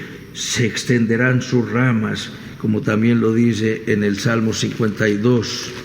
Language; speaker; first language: Spanish; native; Spanish